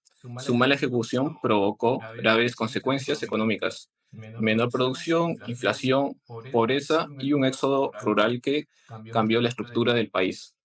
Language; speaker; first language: Spanish; native; Spanish